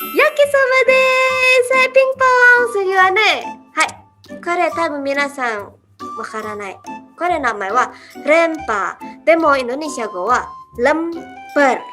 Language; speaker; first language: Japanese; non-native, learner; Indonesian